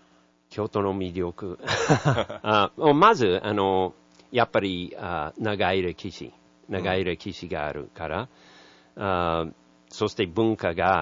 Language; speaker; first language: Japanese; non-native, learner; English